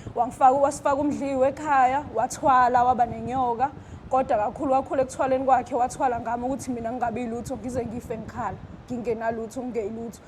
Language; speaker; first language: Zulu; native; Zulu